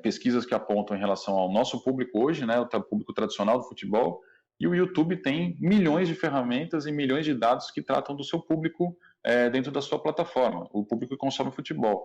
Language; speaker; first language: Portuguese; native; Portuguese